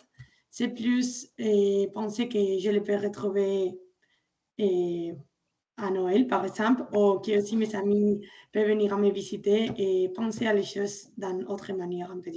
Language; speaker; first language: French; non-native, learner; Spanish